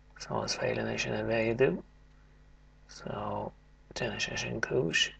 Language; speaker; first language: Irish; native; Irish